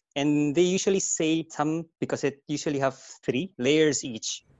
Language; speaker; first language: English; non-native, fluent; Korean